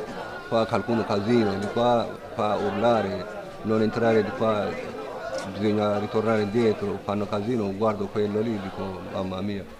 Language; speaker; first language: Italian; non-native, learner; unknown